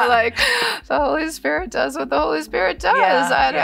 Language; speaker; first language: English; native; English